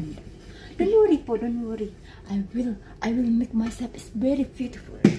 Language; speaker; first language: English; non-native, learner; Indonesian